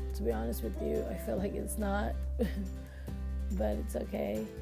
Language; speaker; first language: English; non-native, local second language; Filipino